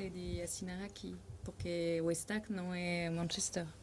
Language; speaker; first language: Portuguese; non-native, learner; French